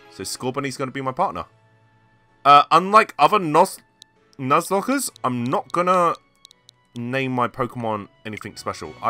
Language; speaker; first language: English; native; English